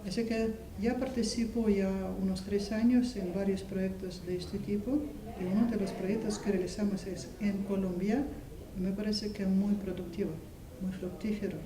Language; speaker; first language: Spanish; non-native, fluent; Russian